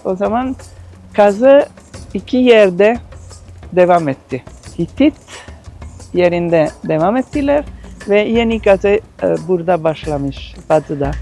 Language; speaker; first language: Turkish; non-native, learner; Italian